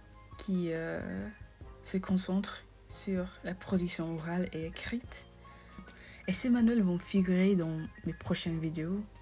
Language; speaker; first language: French; non-native, fluent; English